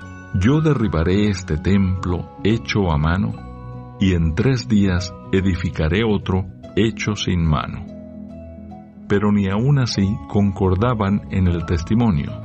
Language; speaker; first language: Spanish; native; Spanish